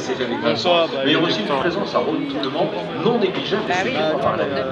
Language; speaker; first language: French; native; French